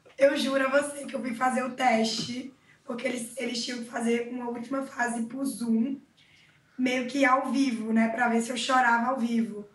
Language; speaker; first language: Portuguese; native; Portuguese